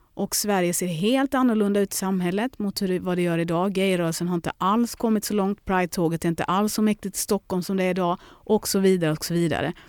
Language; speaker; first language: Swedish; early bilingual, other home language; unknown